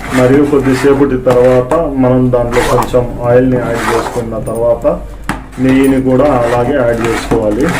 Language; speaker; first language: Telugu; non-native, local second language; Urdu